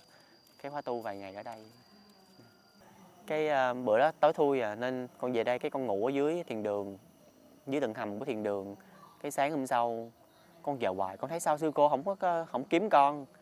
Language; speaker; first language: Vietnamese; native; Vietnamese